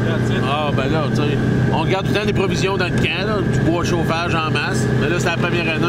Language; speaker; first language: French; native; French